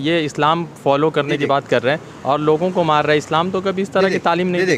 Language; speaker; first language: Hindi; native; Hindi